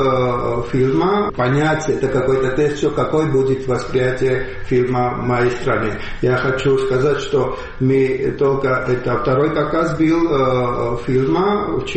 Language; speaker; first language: Russian; non-native, fluent; Georgian